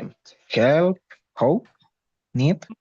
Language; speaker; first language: English; non-native, learner; Spanish